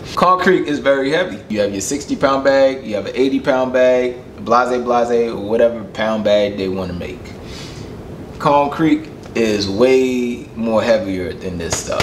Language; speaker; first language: English; native; English